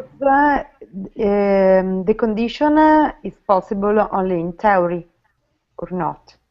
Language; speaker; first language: English; non-native, learner; Italian